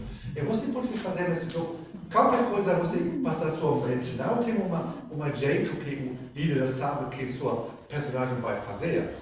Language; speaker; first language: Portuguese; non-native, learner; German